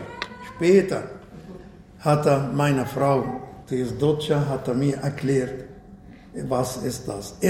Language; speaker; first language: German; non-native, fluent; Arabic